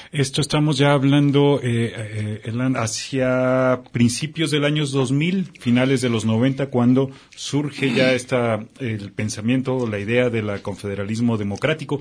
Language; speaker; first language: Spanish; native; Spanish